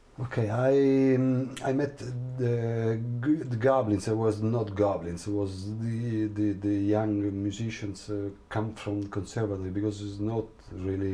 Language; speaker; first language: English; non-native, learner; Italian